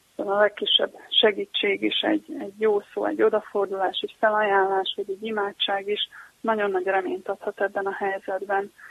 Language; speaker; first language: Hungarian; native; Hungarian